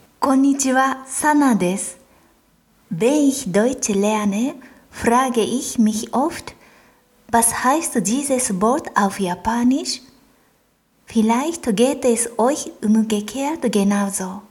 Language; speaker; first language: German; non-native, fluent; Japanese